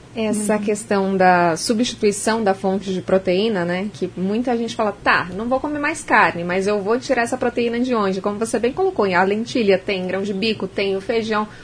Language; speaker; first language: Portuguese; native; Portuguese